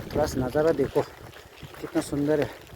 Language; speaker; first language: Hindi; non-native, local second language; Tibetan